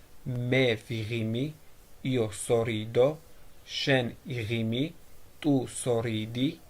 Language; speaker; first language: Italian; non-native, fluent; Georgian